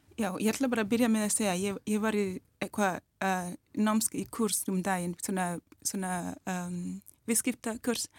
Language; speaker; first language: Icelandic; non-native, learner; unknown